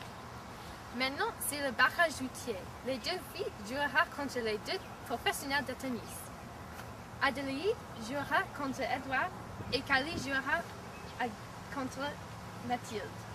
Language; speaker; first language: French; non-native, learner; English